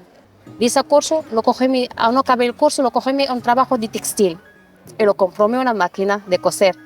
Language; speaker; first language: Spanish; non-native, learner; Arabic